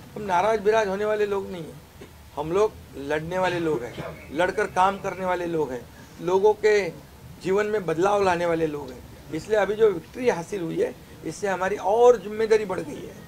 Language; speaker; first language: Hindi; non-native, local second language; Marathi